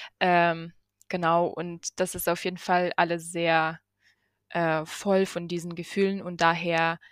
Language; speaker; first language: German; non-native, fluent; Ukrainian